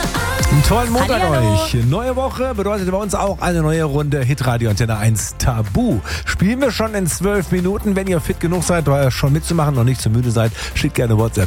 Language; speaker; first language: German; native; German